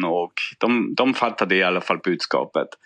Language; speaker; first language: Swedish; non-native, fluent; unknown